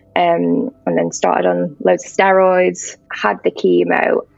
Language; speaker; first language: English; native; English